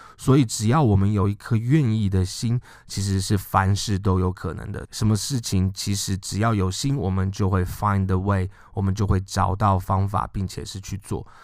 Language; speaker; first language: Chinese; native; Chinese